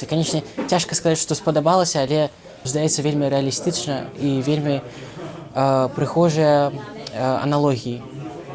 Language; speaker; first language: Belarusian; non-native, local second language; Russian